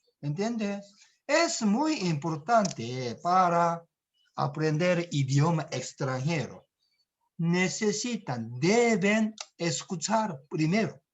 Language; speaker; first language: Spanish; non-native, learner; Korean